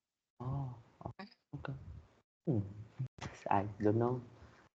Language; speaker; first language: English; non-native, learner; Vietnamese